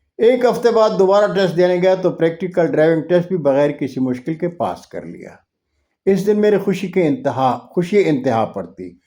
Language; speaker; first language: Urdu; non-native, local second language; Punjabi